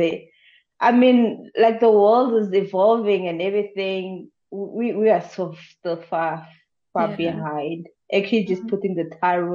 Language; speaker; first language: English; non-native, local second language; Tsonga